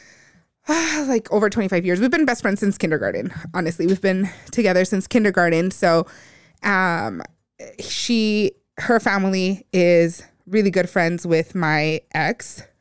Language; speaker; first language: English; native; English